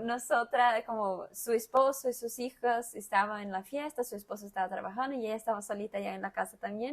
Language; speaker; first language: Spanish; non-native, fluent; Portuguese